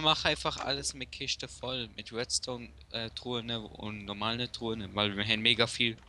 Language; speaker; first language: German; native; German